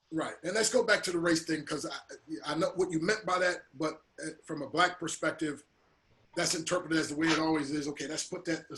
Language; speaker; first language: English; native; English